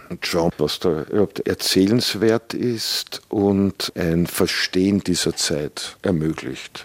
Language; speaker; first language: German; native; German